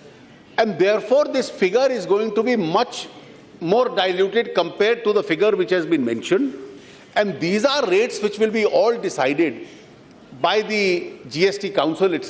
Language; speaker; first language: English; non-native, local second language; Hindi